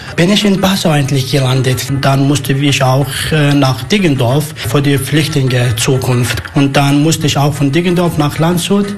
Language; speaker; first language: German; non-native, learner; Arabic